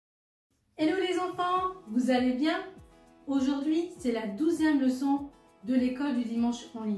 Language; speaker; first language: French; native; French